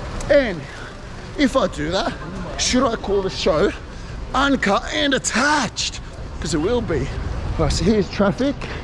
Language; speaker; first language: English; native; English